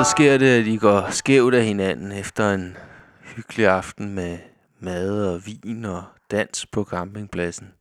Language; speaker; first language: Danish; native; Danish